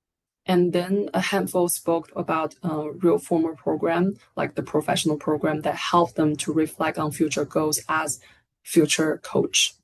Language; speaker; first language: English; non-native, fluent; Chinese